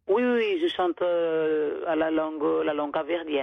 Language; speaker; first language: French; non-native, fluent; Portuguese